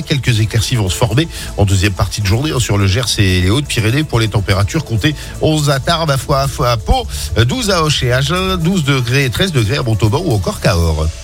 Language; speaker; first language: French; native; French